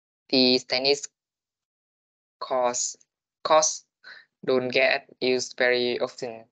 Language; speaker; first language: English; non-native, learner; Vietnamese